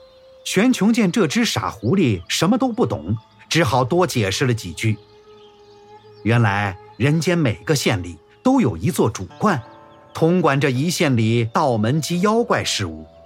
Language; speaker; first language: Chinese; native; Chinese